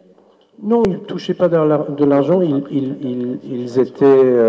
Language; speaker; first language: French; non-native, fluent; German